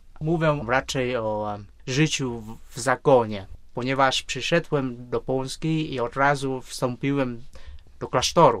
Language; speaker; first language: Polish; non-native, fluent; Vietnamese